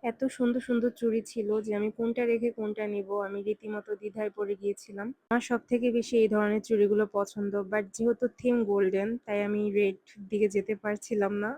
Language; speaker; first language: Bangla; native; Bangla